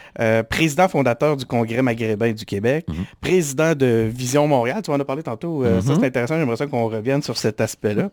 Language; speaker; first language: French; native; French